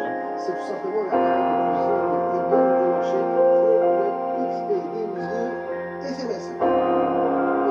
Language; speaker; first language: French; native; French